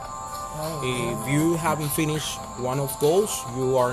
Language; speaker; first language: English; non-native, fluent; Spanish